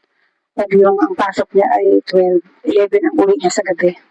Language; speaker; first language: Filipino; native; Filipino